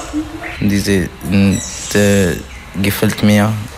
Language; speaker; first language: German; non-native, learner; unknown